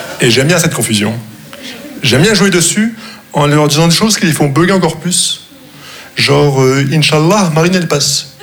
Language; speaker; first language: French; non-native, local second language; Arabic